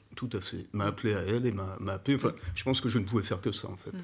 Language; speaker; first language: French; native; French